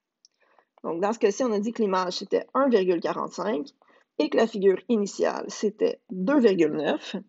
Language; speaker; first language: French; native; French